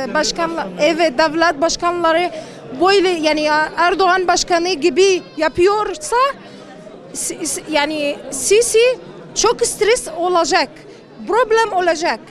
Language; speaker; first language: Turkish; non-native, learner; Arabic